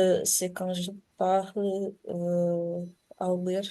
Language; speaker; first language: French; non-native, learner; Portuguese